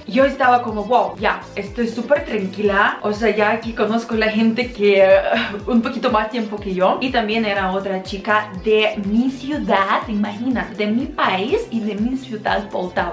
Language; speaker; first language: Spanish; non-native, fluent; Ukrainian